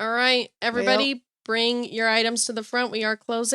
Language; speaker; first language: English; native; English